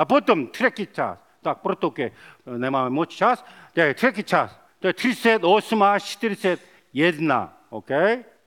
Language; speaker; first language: Czech; non-native, learner; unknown